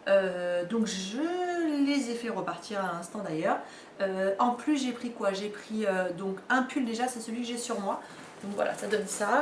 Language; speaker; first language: French; native; French